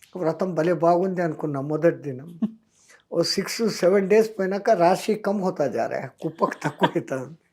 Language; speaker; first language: Telugu; non-native, local second language; Hindi